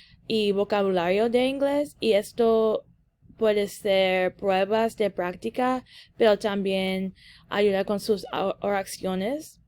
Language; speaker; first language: Spanish; early bilingual, heritage; English